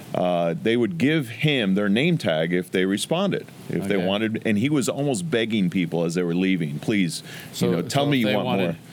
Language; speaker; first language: English; native; English